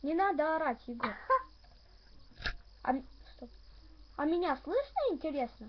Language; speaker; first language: Russian; native; Russian